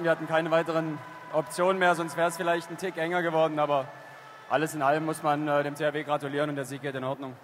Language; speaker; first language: German; native; German